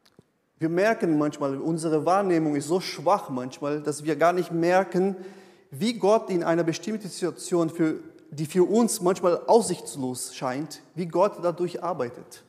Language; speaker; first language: German; non-native, fluent; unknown